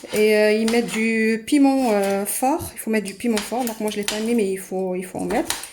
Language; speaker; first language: French; non-native, local second language; Arabic